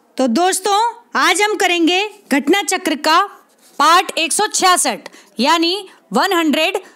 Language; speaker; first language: Hindi; native; Hindi